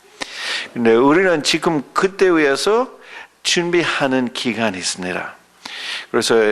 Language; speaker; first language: Korean; early bilingual, other home language; English